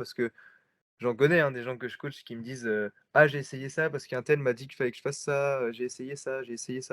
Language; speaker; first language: French; native; French